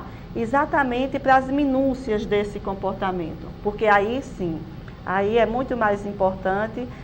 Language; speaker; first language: Portuguese; native; Portuguese